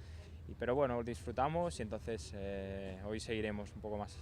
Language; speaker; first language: Spanish; native; Spanish